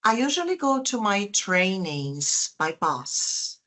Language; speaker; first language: English; non-native, fluent; Portuguese